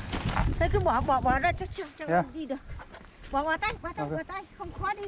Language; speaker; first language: Vietnamese; native; Vietnamese